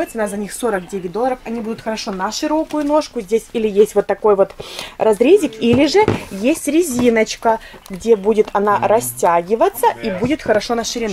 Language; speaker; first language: Russian; native; Russian